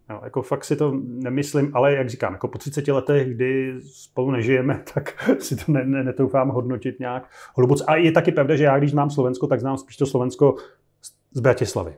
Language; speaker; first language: Czech; native; Czech